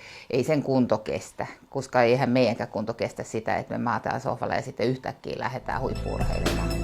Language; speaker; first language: Finnish; native; Finnish